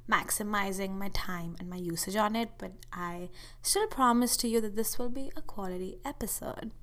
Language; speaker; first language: English; non-native, local second language; Hindi